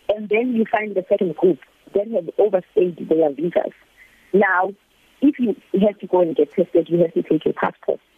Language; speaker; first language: English; non-native, local second language; Zulu